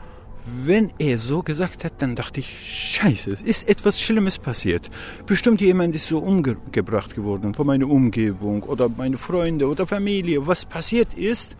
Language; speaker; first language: German; non-native, learner; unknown